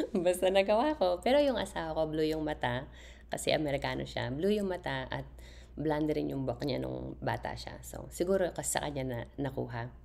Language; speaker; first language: Filipino; non-native, local second language; Pampanga